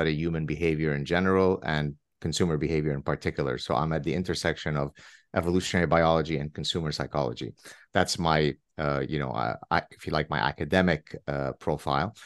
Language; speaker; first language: English; early bilingual, other home language; Arabic